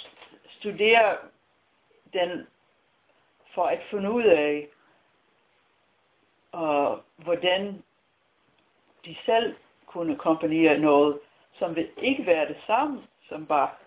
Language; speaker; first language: Danish; non-native, fluent; English